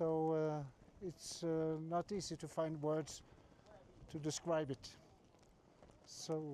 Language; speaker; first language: English; non-native, fluent; Norwegian